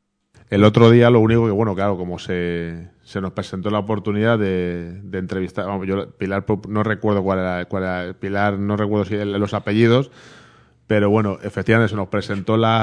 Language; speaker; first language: Spanish; native; Spanish